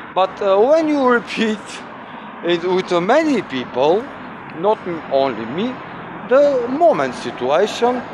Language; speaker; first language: English; non-native, learner; Bulgarian